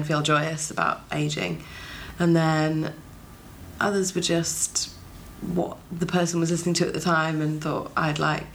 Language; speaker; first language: English; native; English